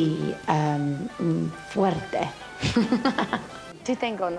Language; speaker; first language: Spanish; non-native, learner; English